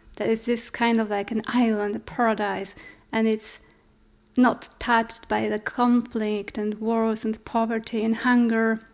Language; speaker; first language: English; non-native, fluent; Polish